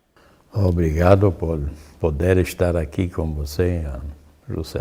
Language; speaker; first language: Portuguese; non-native, fluent; German